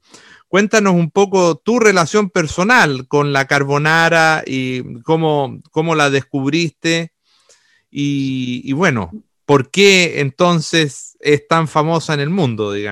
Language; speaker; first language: Spanish; native; Spanish